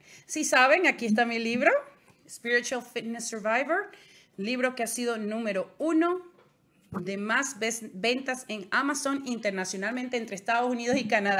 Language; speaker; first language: Spanish; native; Spanish